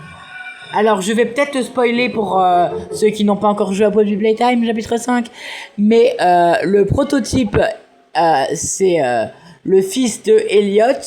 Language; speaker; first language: French; native; French